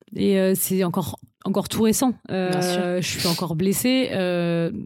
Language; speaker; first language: French; native; French